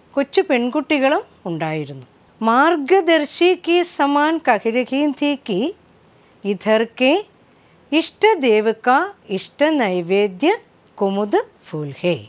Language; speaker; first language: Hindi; non-native, local second language; Malayalam